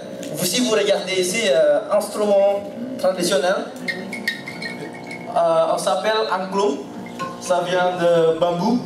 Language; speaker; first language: French; non-native, learner; Indonesian